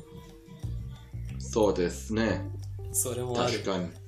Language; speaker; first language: Japanese; non-native, fluent; Persian